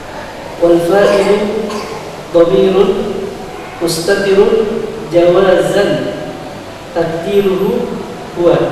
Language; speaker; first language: Arabic; non-native, fluent; Indonesian